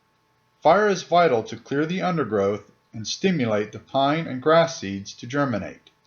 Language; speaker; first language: English; native; English